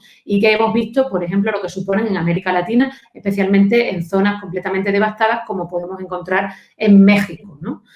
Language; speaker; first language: Spanish; native; Spanish